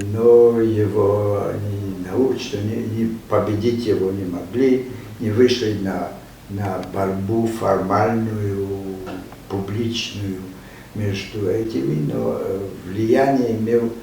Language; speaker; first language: Russian; non-native, fluent; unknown